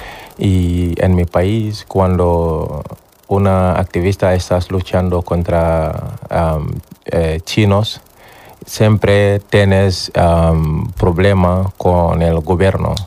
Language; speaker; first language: Spanish; non-native, learner; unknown